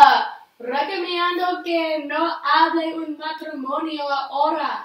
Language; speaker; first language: Spanish; non-native, learner; English